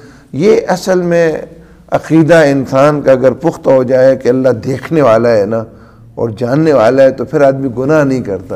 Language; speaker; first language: Urdu; native; Urdu